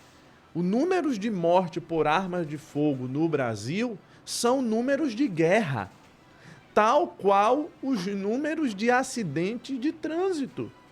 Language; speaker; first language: Portuguese; native; Portuguese